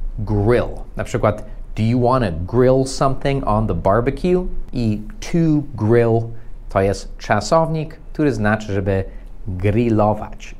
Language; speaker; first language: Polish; non-native, fluent; English